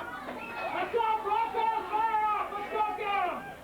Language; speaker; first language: English; native; English